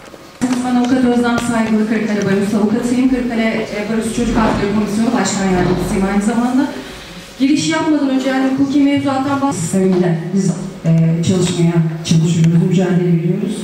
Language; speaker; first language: Turkish; native; Turkish